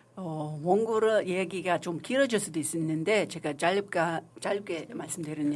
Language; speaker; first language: Korean; non-native, fluent; Mongolian